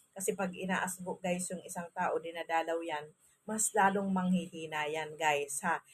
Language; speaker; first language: Filipino; non-native, local second language; Masbatenyo